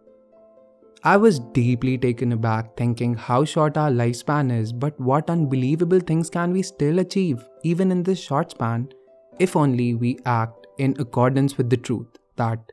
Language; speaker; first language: English; non-native, local second language; Hindi